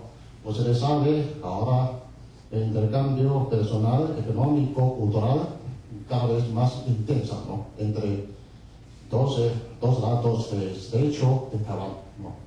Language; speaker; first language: Spanish; non-native, fluent; Chinese